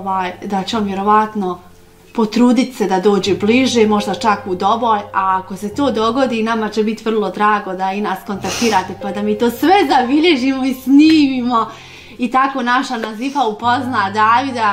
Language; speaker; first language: Serbian; native; Serbian